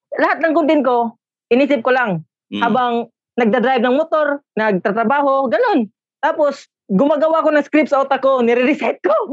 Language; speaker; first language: Filipino; non-native, local second language; Cebuano